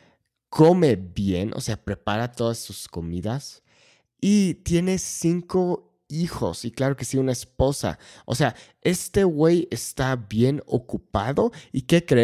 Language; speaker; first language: Spanish; non-native, fluent; English